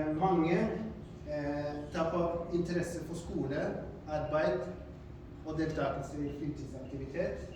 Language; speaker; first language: Norwegian; non-native, fluent; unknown